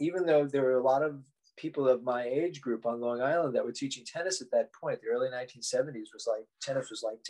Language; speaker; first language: English; native; English